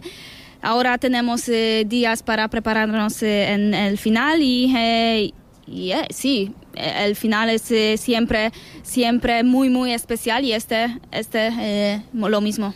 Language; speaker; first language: Spanish; non-native, learner; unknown